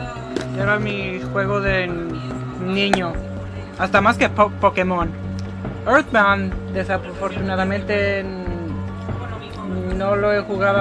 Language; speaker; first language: Spanish; non-native, fluent; English